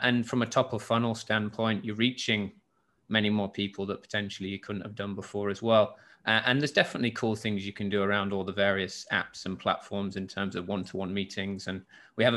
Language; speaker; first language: English; native; English